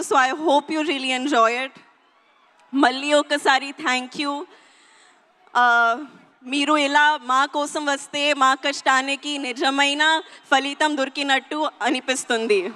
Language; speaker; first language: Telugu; non-native, learner; Hindi